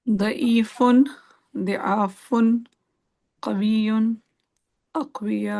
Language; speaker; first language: Arabic; non-native, learner; English